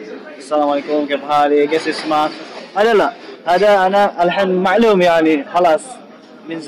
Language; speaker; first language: Arabic; non-native, learner; Indonesian